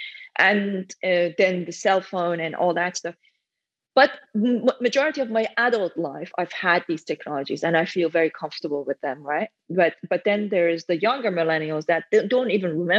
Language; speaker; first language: English; non-native, fluent; Persian